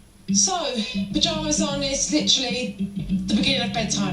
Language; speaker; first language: English; native; English